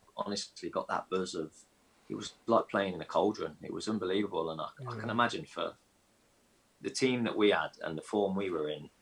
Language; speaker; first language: English; native; English